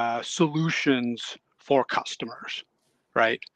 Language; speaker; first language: English; native; English